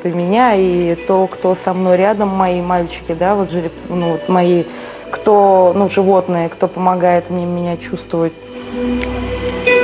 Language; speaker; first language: Russian; native; Russian